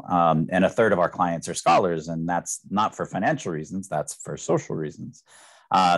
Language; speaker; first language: English; native; English